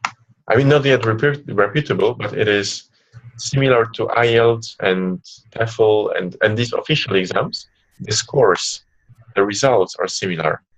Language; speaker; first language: English; non-native, fluent; Polish